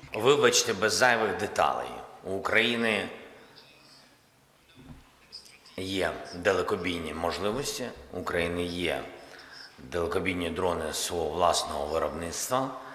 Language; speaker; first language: Ukrainian; non-native, local second language; Russian